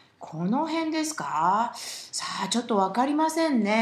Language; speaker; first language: Japanese; native; Japanese